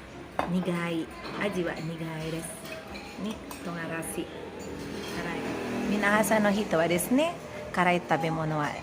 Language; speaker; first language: Japanese; non-native, learner; Indonesian